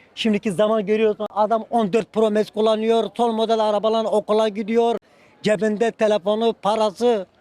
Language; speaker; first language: Turkish; native; Turkish